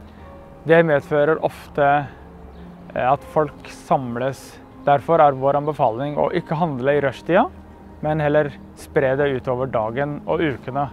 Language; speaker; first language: Norwegian; early bilingual, other home language; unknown